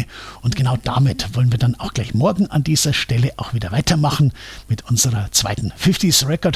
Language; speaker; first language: German; native; German